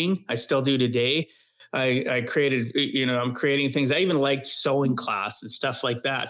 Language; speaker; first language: English; native; English